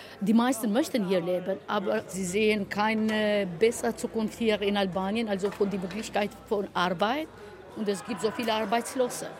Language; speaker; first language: German; non-native, learner; Albanian